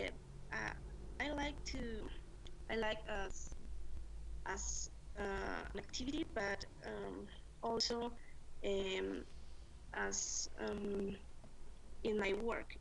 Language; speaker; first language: English; non-native, learner; Spanish